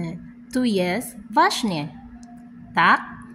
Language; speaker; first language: Polish; non-native, learner; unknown